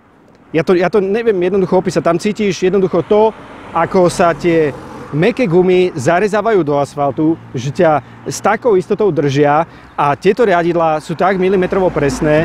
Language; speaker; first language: Slovak; native; Slovak